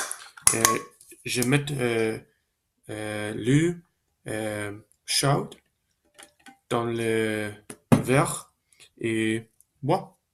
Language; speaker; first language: French; non-native, learner; Spanish